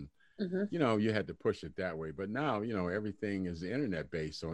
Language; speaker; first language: English; native; English